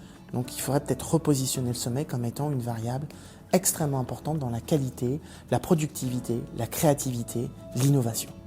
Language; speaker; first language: French; native; French